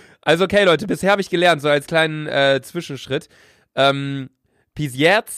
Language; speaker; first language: German; native; German